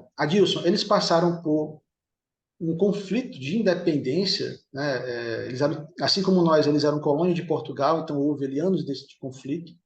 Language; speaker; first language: Portuguese; native; Portuguese